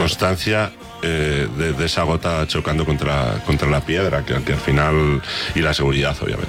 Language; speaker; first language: Spanish; native; Spanish